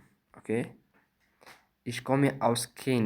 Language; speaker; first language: German; non-native, fluent; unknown